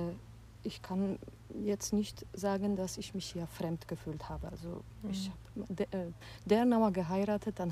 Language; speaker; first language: German; non-native, fluent; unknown